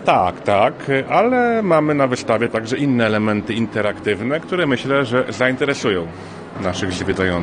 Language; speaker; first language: Polish; native; Polish